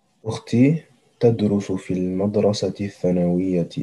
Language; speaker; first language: Arabic; non-native, learner; French